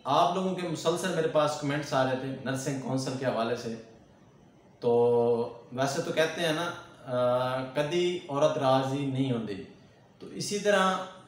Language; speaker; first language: Urdu; non-native, local second language; Punjabi